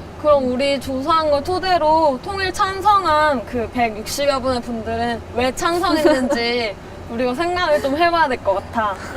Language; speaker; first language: Korean; native; Korean